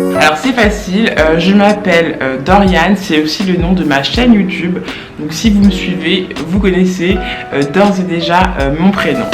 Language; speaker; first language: French; native; French